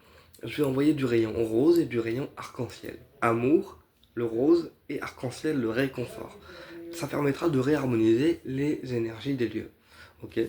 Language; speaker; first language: French; native; French